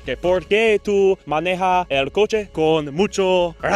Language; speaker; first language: Spanish; non-native, learner; English